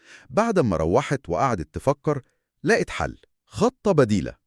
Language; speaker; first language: Arabic; native; Arabic